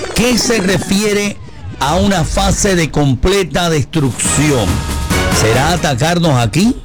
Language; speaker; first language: Spanish; native; Spanish